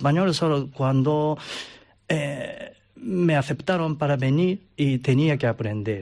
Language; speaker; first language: Spanish; non-native, learner; Japanese